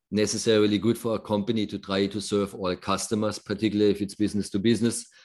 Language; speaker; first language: English; non-native, fluent; German